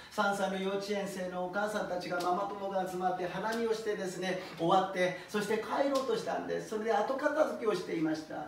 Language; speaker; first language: Japanese; non-native, fluent; Korean